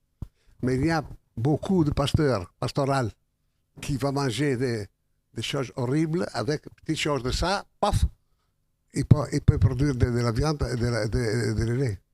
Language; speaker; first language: French; non-native, fluent; Spanish